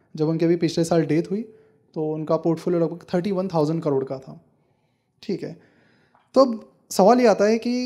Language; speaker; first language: Hindi; non-native, local second language; Marathi